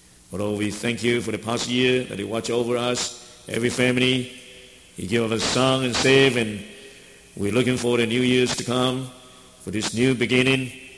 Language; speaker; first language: English; non-native, learner; Chinese